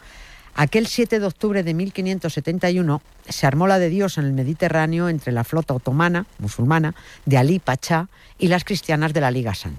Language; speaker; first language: Spanish; native; Spanish